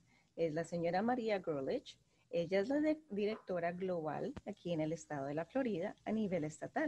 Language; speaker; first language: Spanish; native; Spanish